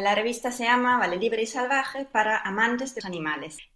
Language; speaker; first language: Spanish; non-native, fluent; German